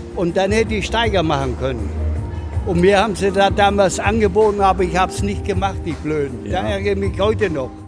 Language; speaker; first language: German; native; German